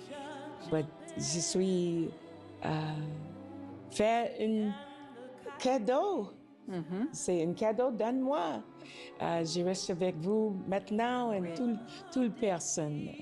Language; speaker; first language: French; non-native, learner; English